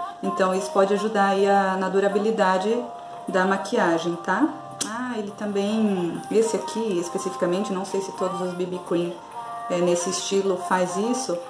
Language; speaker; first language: Portuguese; native; Portuguese